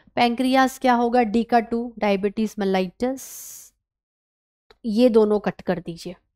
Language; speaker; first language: Hindi; native; Hindi